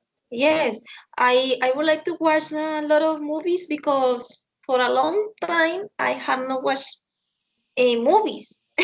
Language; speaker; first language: English; non-native, fluent; Spanish